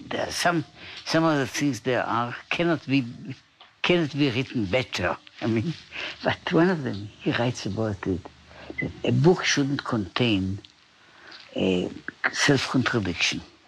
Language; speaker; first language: English; non-native, fluent; Hebrew